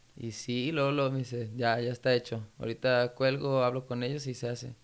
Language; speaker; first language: Spanish; early bilingual, heritage; Spanish